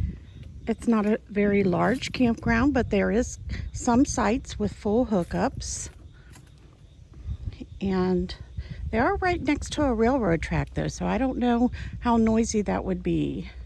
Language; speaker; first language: English; native; English